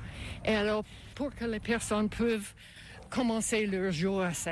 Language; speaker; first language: French; non-native, learner; English